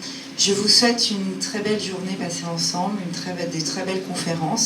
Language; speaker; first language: French; native; French